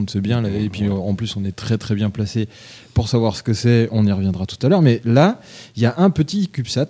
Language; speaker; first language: French; native; French